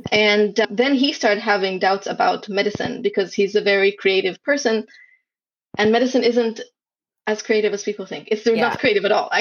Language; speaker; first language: English; non-native, fluent; Hebrew